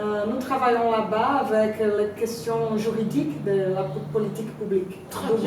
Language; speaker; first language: French; non-native, learner; Portuguese